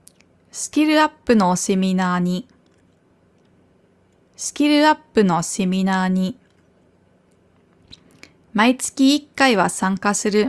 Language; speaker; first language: Japanese; non-native, fluent; German